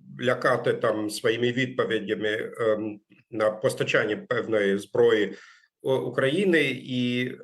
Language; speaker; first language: Ukrainian; non-native, fluent; German